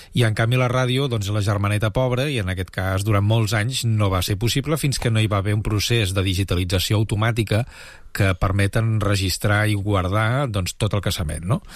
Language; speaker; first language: Catalan; native; Catalan